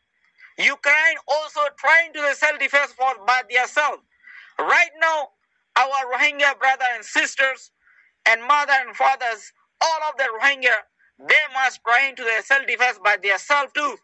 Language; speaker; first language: English; non-native, learner; Rohingya